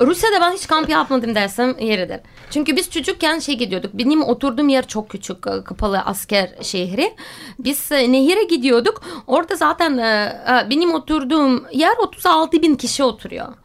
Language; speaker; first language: Turkish; non-native, fluent; Russian